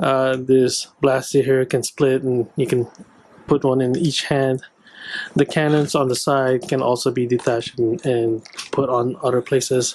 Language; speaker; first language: English; native; English